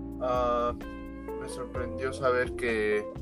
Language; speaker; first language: Spanish; early bilingual, heritage; Spanish